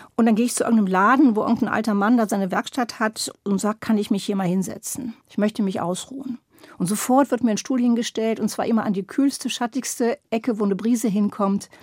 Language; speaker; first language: German; native; German